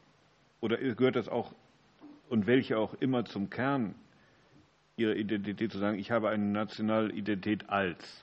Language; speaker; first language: German; native; German